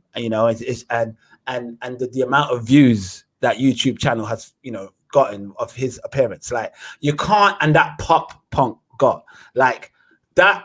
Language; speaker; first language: English; native; English